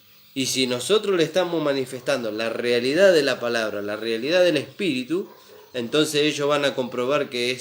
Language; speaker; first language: Spanish; native; Spanish